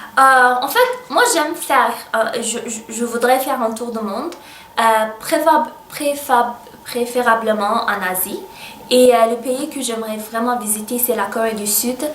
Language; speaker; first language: French; early bilingual, other home language; Arabic